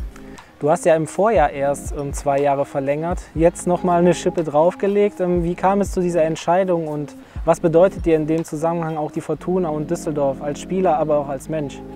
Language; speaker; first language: German; native; German